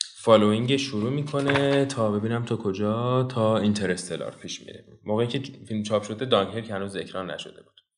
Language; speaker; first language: Persian; non-native, local second language; Azerbaijani